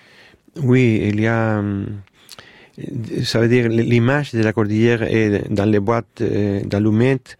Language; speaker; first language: French; non-native, fluent; Spanish